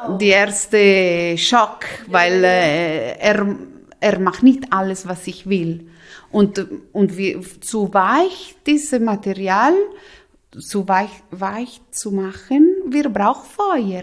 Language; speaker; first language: German; non-native, local second language; Italian